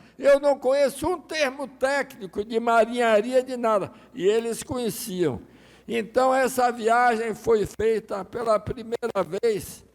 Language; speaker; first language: Portuguese; early bilingual, other home language; Russian